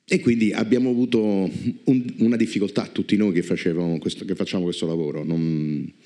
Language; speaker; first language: Italian; native; Italian